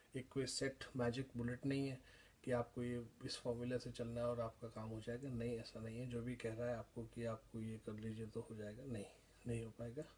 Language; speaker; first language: Hindi; native; Hindi